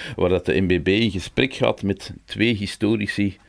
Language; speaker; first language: Dutch; native; Dutch